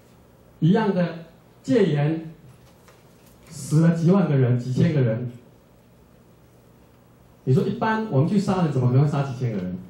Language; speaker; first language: Chinese; native; Chinese